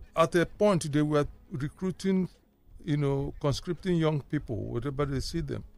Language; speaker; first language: English; non-native, local second language; Igbo